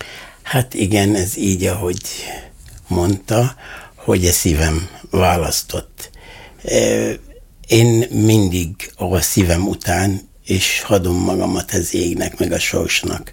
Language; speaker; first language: Hungarian; non-native, fluent; Arabic